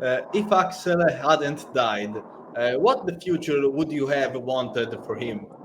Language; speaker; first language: English; non-native, learner; Italian